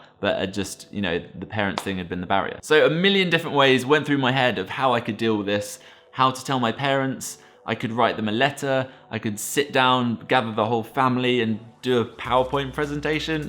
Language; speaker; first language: English; native; English